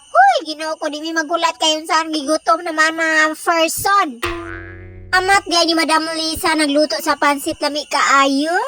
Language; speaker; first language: Cebuano; native; Cebuano